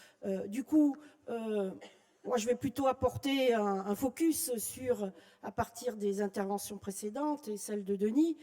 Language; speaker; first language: French; native; French